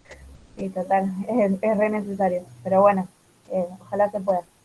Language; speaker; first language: Spanish; native; Spanish